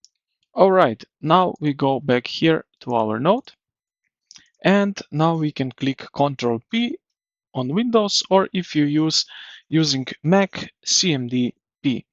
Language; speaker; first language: English; non-native, fluent; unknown